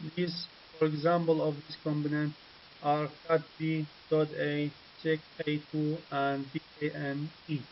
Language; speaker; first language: English; non-native, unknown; Arabic